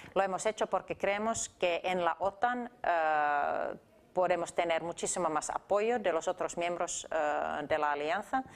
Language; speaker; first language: Spanish; non-native, fluent; Finnish